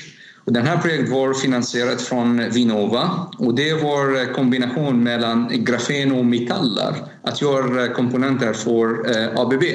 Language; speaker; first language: Swedish; non-native, fluent; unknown